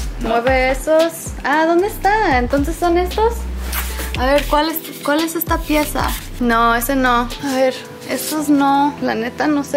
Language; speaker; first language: Spanish; early bilingual, heritage; English